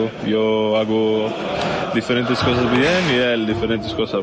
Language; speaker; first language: Spanish; non-native, fluent; Swedish